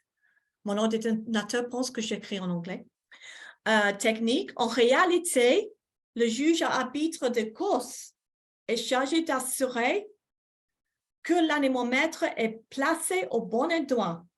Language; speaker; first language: French; non-native, fluent; English